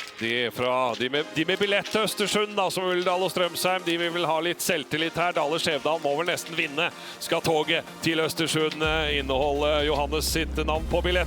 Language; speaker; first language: Norwegian; native; Norwegian